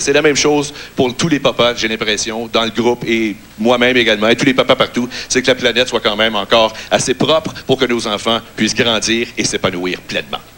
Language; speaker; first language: French; native; French